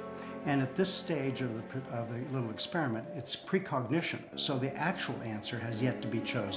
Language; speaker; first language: English; native; English